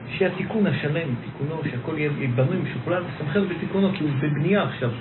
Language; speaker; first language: Hebrew; native; Hebrew